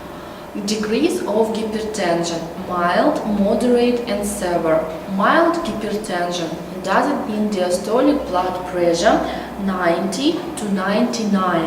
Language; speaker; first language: English; non-native, learner; Russian